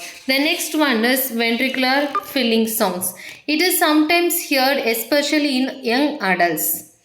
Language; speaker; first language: English; non-native, local second language; Tamil